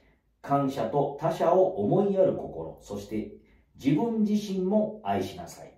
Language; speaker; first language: Japanese; native; Japanese